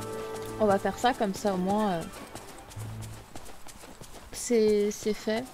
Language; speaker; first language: French; native; French